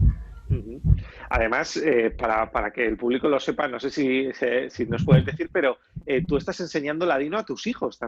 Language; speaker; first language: Spanish; native; Spanish